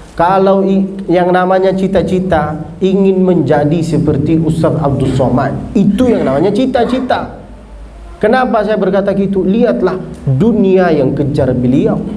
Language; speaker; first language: Malay; non-native, fluent; Arabic